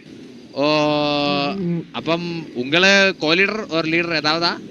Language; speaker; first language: Tamil; non-native, learner; Malayalam